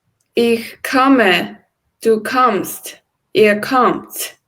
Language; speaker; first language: German; non-native, learner; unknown